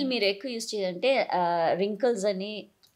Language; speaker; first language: Telugu; non-native, learner; Malayalam